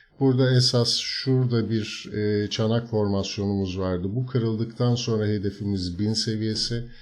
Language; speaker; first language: Turkish; native; Turkish